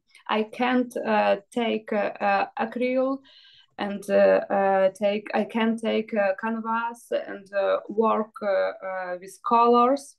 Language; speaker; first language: English; non-native, learner; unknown